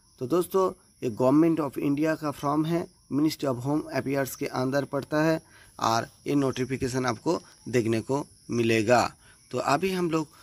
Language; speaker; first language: Hindi; non-native, local second language; Bangla